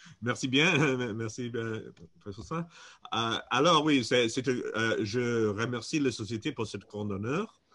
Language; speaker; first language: French; non-native, fluent; English